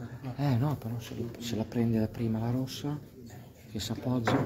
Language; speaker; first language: Italian; native; Italian